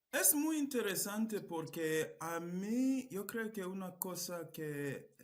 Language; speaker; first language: Spanish; non-native, fluent; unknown